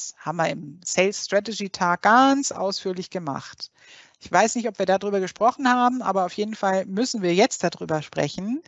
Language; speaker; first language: German; native; German